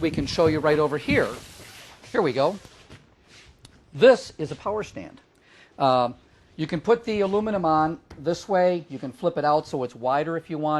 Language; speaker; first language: English; native; English